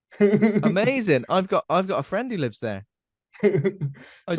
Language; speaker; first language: English; native; English